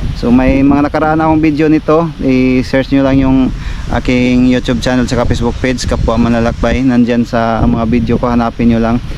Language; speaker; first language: Filipino; non-native, local second language; Cebuano